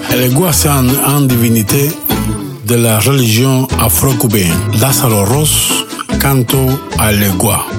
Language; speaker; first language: French; non-native, learner; Spanish